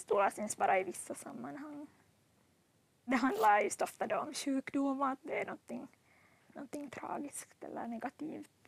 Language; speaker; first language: Swedish; native; Swedish